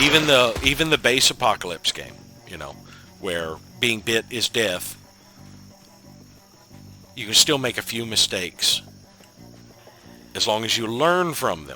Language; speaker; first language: English; native; English